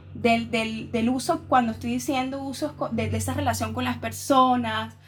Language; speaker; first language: Spanish; native; Spanish